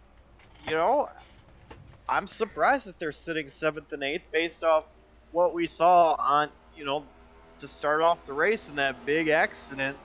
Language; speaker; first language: English; native; English